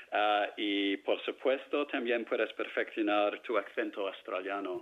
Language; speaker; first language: Spanish; non-native, fluent; English